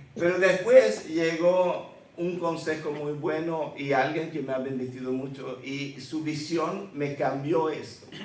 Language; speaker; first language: Spanish; early bilingual, other home language; Swedish